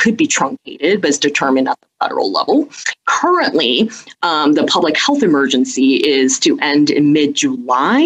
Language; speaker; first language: English; early bilingual, other home language; Cantonese